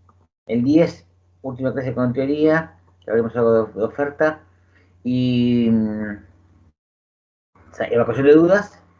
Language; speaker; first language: Spanish; native; Spanish